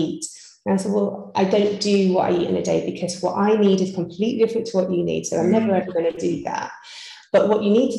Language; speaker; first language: English; native; English